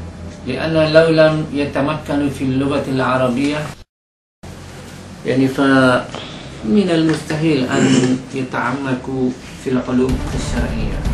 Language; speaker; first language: Arabic; non-native, fluent; Malay